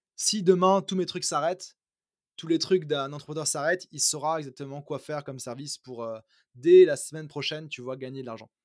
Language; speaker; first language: French; native; French